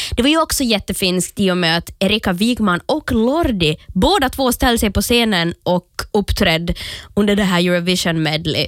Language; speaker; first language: Swedish; native; Swedish